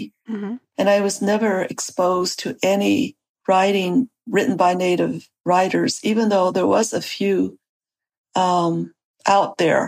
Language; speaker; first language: English; early bilingual, other home language; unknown